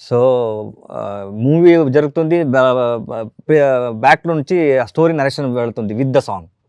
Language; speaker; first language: Telugu; non-native, learner; Kannada